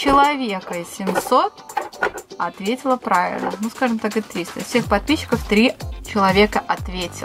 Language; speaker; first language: Russian; native; Russian